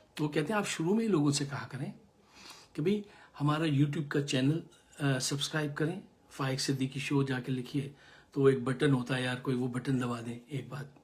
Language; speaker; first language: Urdu; native; Urdu